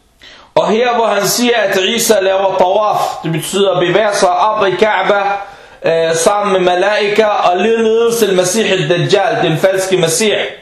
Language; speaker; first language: Danish; non-native, fluent; Arabic